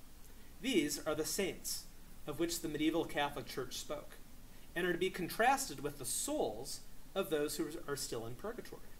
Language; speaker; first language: English; native; English